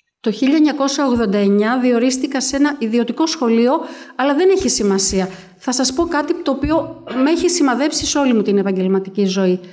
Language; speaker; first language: Greek; native; Greek